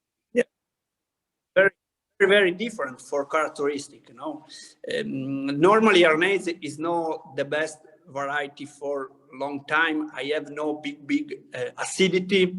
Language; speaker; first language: English; non-native, learner; Italian